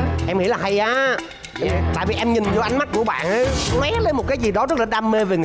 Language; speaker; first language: Vietnamese; native; Vietnamese